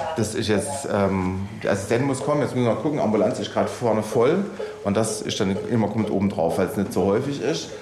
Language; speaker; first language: German; native; German